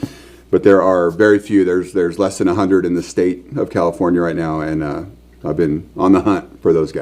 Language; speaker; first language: English; native; English